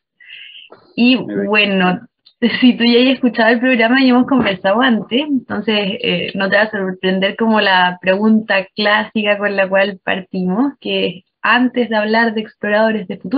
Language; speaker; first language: Spanish; native; Spanish